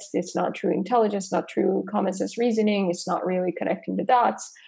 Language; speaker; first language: English; non-native, fluent; Persian